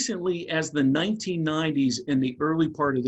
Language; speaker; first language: English; native; English